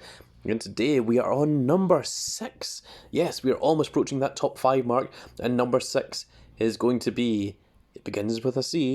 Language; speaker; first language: English; native; English